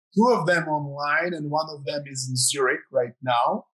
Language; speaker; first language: English; non-native, fluent; Croatian